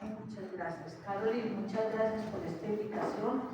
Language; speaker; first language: Spanish; native; Spanish